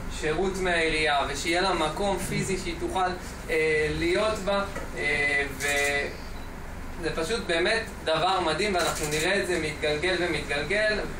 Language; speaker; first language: Hebrew; native; Hebrew